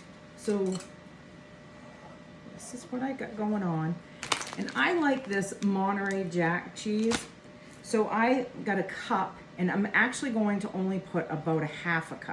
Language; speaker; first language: English; native; English